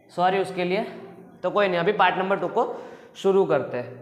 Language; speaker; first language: Hindi; non-native, local second language; Gujarati